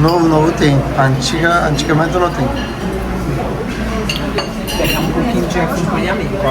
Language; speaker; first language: Portuguese; non-native, learner; Turkish